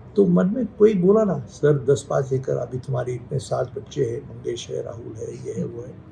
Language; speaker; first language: Hindi; non-native, local second language; Marathi